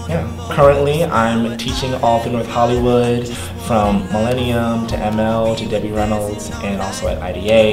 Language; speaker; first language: English; native; English